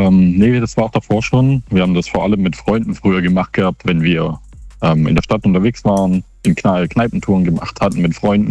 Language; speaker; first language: German; native; German